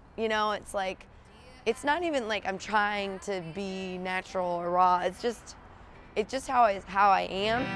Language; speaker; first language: English; native; English